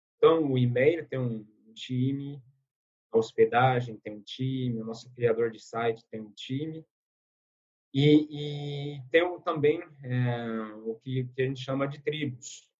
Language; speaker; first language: Portuguese; non-native, fluent; French